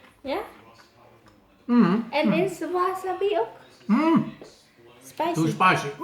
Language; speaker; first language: Dutch; non-native, learner; Thai